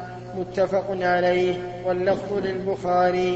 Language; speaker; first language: Arabic; native; Arabic